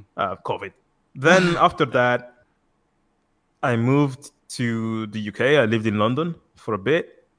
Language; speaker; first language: English; non-native, fluent; Italian